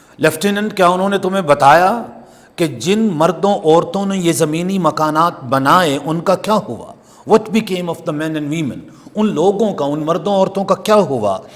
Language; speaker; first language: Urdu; non-native, local second language; Punjabi